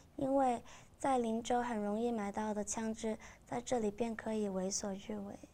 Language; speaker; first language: Chinese; non-native, local second language; Cantonese